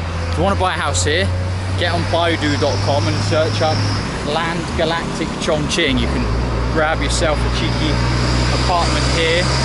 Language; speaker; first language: English; native; English